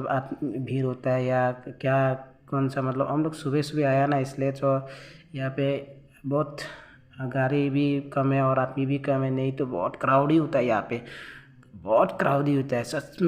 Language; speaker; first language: Hindi; non-native, local second language; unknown